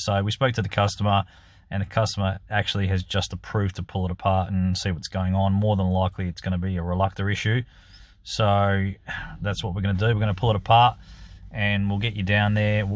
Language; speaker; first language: English; native; English